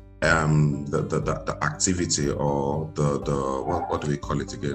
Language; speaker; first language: English; non-native, local second language; Igbo